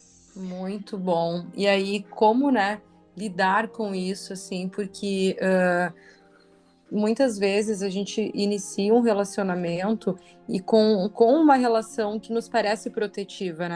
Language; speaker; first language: Portuguese; native; Portuguese